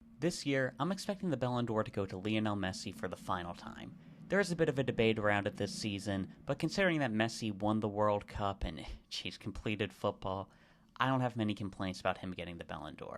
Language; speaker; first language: English; native; English